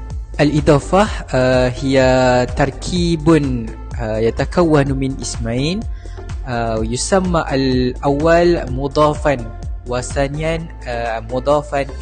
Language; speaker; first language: Arabic; non-native, learner; Malay